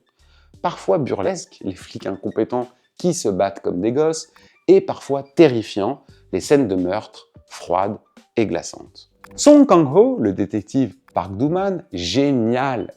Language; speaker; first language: French; native; French